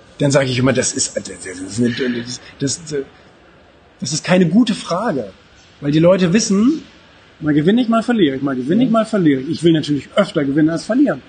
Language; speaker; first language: German; native; German